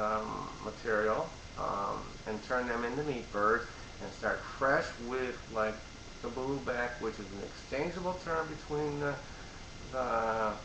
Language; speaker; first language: English; native; English